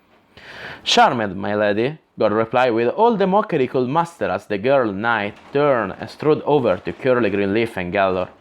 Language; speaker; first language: English; non-native, fluent; Italian